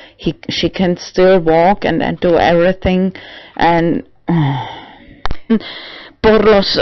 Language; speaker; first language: English; non-native, learner; German